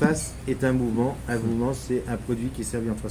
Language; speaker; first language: French; native; French